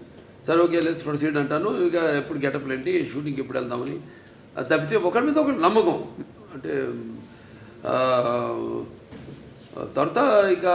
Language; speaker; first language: Telugu; native; Telugu